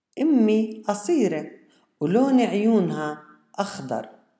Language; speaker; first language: Arabic; native; Arabic